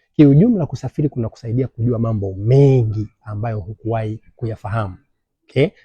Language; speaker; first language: Swahili; native; Swahili